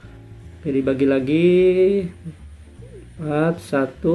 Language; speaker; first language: Indonesian; native; Indonesian